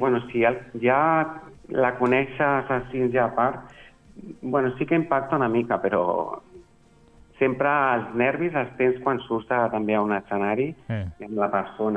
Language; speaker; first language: Catalan; non-native, local second language; Spanish